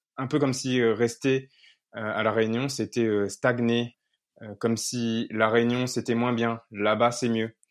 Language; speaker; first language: French; native; French